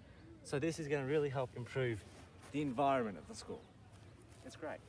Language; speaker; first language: English; native; English